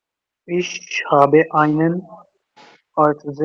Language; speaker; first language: German; non-native, learner; Urdu